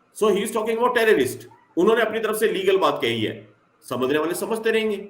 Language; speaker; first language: Hindi; native; Hindi